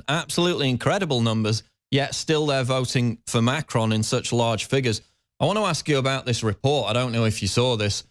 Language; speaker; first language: English; native; English